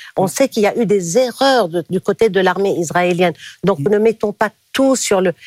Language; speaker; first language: French; non-native, local second language; Arabic